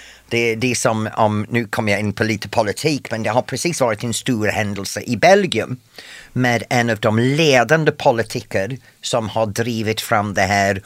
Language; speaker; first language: Swedish; non-native, fluent; English